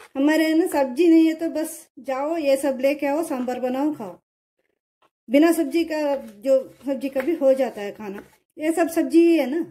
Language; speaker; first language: Hindi; non-native, local second language; Kannada